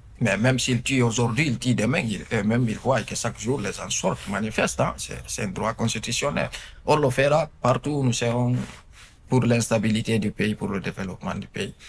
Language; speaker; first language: French; non-native, local second language; Fula